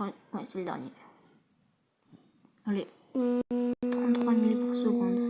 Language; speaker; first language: French; native; French